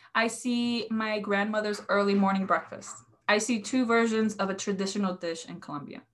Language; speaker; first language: English; non-native, fluent; Spanish